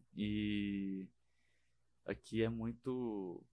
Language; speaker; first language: Portuguese; native; Portuguese